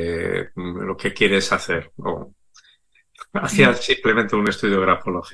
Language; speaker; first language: Spanish; native; Spanish